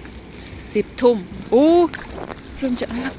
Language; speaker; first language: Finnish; non-native, learner; Thai